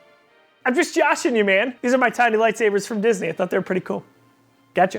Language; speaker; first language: English; native; English